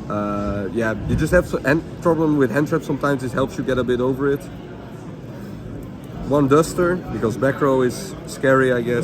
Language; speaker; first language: English; non-native, fluent; Dutch